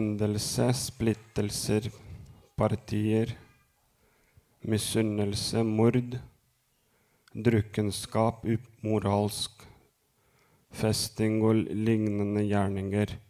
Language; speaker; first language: Norwegian; non-native, fluent; Lithuanian